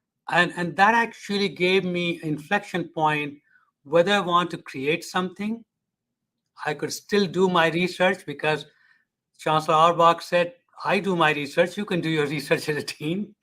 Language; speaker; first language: English; non-native, fluent; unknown